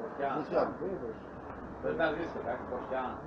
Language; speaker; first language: Polish; native; Polish